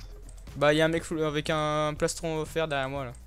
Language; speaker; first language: French; native; French